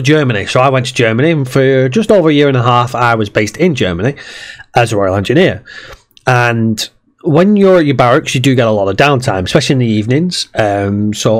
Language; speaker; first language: English; native; English